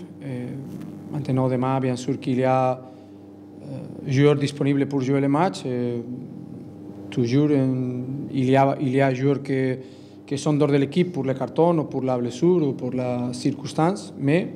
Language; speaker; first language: French; non-native, learner; Spanish